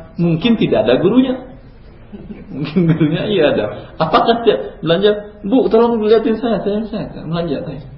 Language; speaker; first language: Indonesian; non-native, local second language; Minangkabau